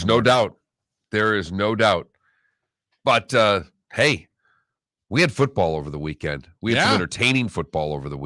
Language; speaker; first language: English; native; English